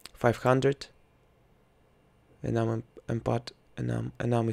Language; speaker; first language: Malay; non-native, learner; Russian